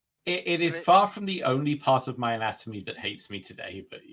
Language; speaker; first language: English; native; English